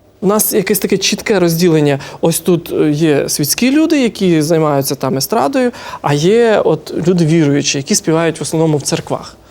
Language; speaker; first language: Ukrainian; native; Ukrainian